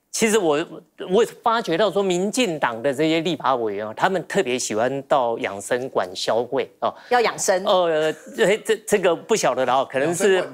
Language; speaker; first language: Chinese; native; Chinese